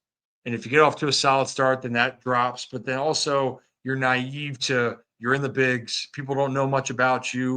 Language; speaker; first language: English; native; English